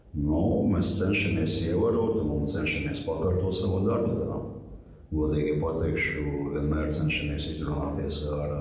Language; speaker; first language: Latvian; non-native, local second language; Russian